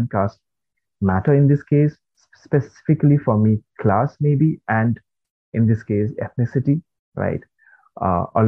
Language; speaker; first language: English; non-native, local second language; Nepali